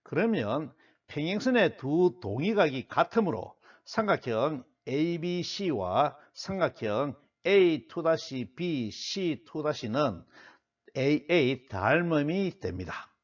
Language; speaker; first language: Korean; native; Korean